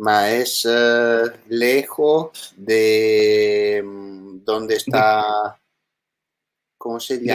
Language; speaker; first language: Spanish; non-native, learner; Italian